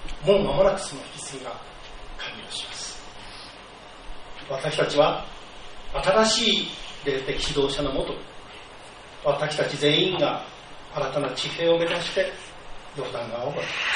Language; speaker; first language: Japanese; native; Japanese